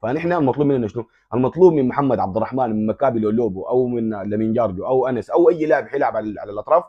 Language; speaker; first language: Arabic; native; Arabic